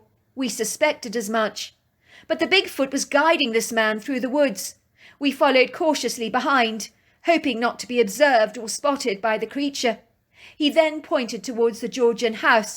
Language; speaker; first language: English; native; English